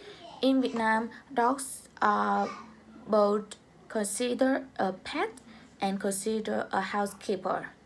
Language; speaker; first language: English; non-native, learner; Vietnamese